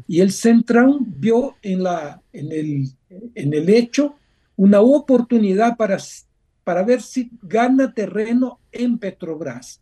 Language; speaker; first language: Spanish; non-native, fluent; Portuguese